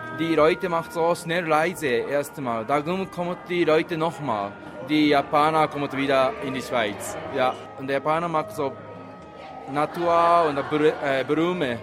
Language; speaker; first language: German; non-native, learner; Japanese